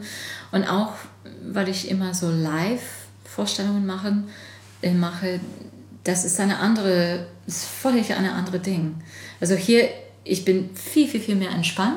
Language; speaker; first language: German; non-native, fluent; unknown